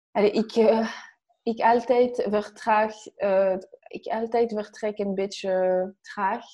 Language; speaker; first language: Dutch; non-native, learner; French